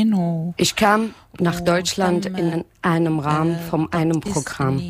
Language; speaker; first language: German; non-native, learner; Arabic